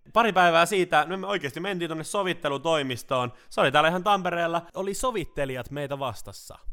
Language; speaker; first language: Finnish; native; Finnish